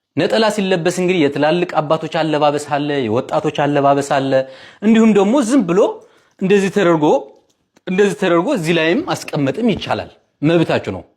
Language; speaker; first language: Amharic; native; Amharic